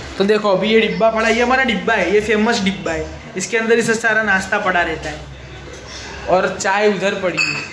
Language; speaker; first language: Hindi; non-native, local second language; Marathi